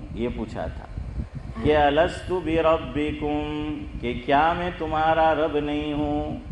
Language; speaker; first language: Urdu; non-native, local second language; Gujarati